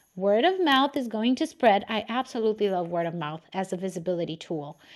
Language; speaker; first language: English; non-native, fluent; Romanian